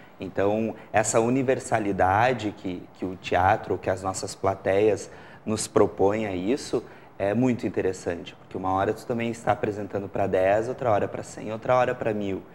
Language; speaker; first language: Portuguese; native; Portuguese